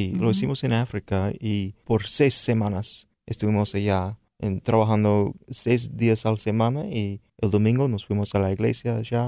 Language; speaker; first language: Spanish; non-native, fluent; English